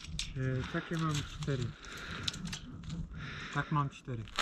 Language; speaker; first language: Polish; non-native, learner; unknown